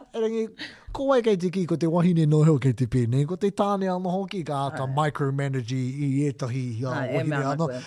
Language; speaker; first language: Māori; non-native, local second language; English